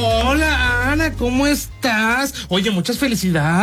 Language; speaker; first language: Spanish; native; Spanish